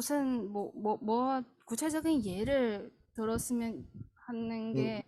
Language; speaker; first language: Korean; non-native, fluent; Chinese